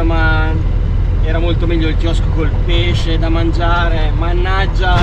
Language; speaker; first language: Italian; native; Italian